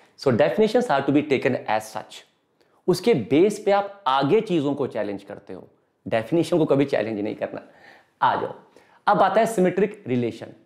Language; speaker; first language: Hindi; native; Hindi